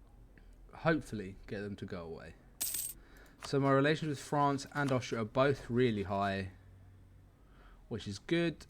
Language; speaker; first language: English; native; English